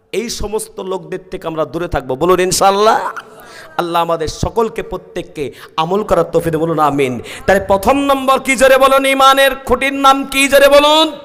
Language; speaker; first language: Bangla; native; Bangla